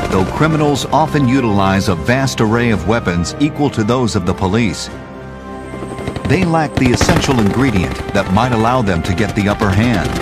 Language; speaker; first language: English; native; English